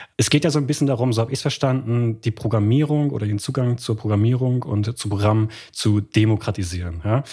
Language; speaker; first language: German; native; German